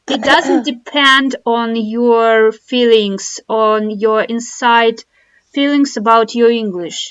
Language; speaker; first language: English; non-native, fluent; Russian